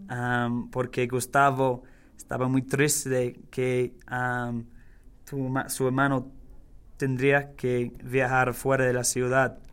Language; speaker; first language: Spanish; non-native, learner; English